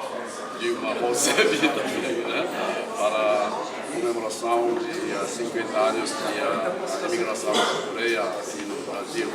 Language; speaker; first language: Portuguese; non-native, learner; Korean